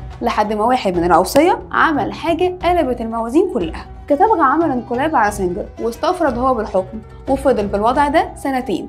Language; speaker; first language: Arabic; native; Arabic